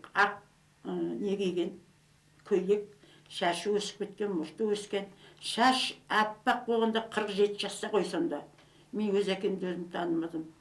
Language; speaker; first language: Kazakh; native; Kazakh